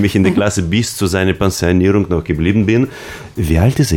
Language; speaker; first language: German; native; German